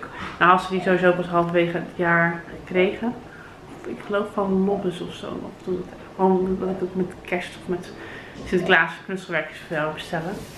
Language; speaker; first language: Dutch; native; Dutch